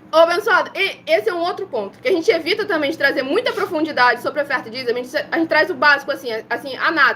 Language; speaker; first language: Portuguese; native; Portuguese